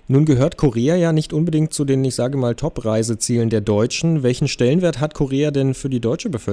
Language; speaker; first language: German; native; German